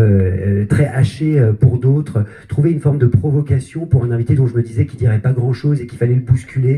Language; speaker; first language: French; native; French